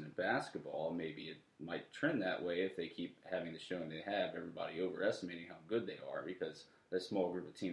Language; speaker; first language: English; native; English